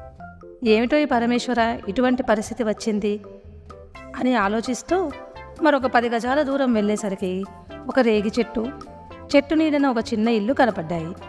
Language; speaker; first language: Telugu; native; Telugu